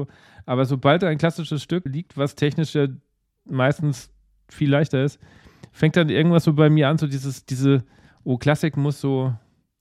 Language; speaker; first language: German; native; German